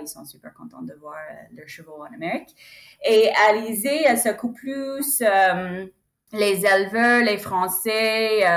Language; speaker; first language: French; non-native, fluent; English